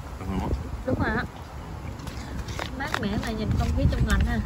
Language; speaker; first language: Vietnamese; native; Vietnamese